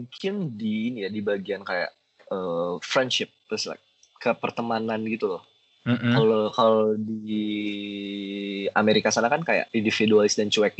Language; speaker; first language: Indonesian; native; Indonesian